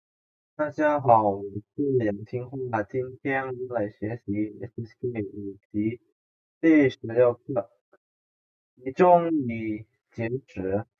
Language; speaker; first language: Chinese; non-native, fluent; Indonesian